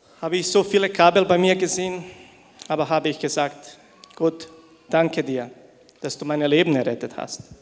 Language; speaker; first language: German; non-native, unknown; Bosnian